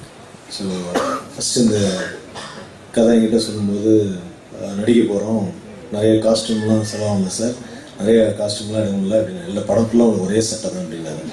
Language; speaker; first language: Tamil; native; Tamil